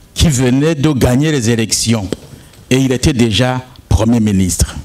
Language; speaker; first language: French; non-native, local second language; Rundi